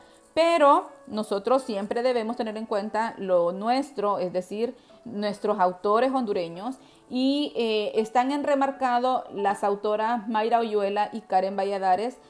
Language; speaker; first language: Spanish; native; Spanish